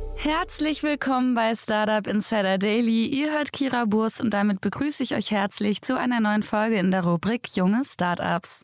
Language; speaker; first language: German; native; German